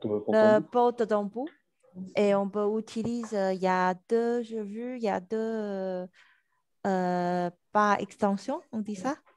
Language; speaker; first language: French; non-native, learner; Chinese